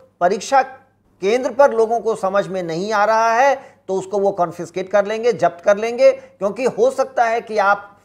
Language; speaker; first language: Hindi; native; Hindi